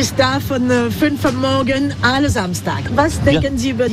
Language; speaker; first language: German; non-native, learner; French